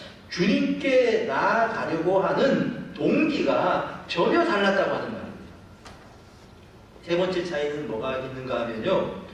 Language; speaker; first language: Korean; native; Korean